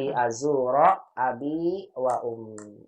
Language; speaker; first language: Arabic; non-native, fluent; Indonesian